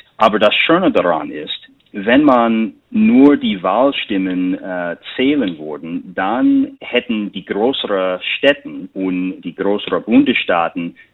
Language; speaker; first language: German; non-native, fluent; English